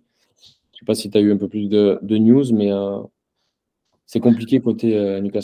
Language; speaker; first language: French; native; French